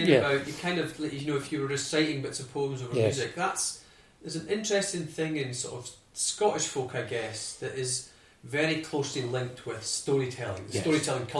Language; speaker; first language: English; native; English